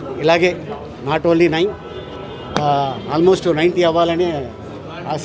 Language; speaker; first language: Telugu; native; Telugu